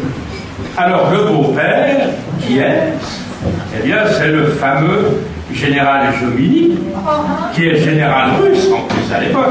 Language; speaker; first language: French; native; French